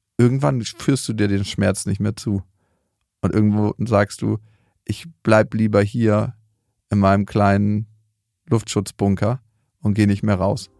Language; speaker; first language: German; native; German